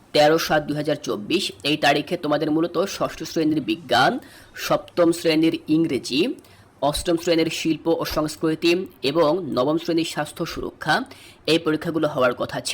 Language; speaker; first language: Bangla; native; Bangla